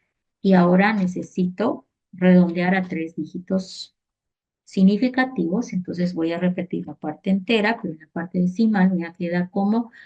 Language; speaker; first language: Spanish; native; Spanish